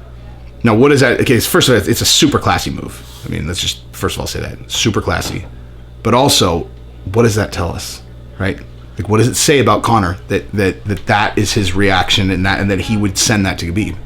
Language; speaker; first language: English; native; English